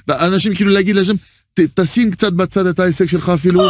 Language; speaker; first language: Hebrew; non-native, fluent; French